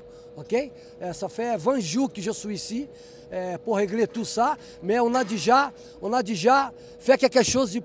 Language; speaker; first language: French; non-native, fluent; Portuguese